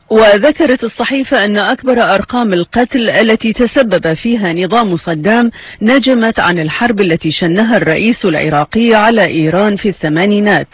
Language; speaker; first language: Arabic; native; Arabic